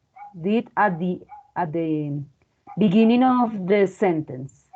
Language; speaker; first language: English; non-native, fluent; Spanish